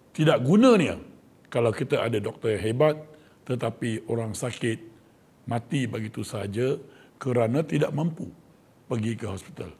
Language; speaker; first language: Malay; non-native, local second language; Chinese